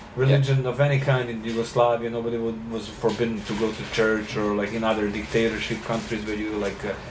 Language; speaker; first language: English; non-native, fluent; Serbian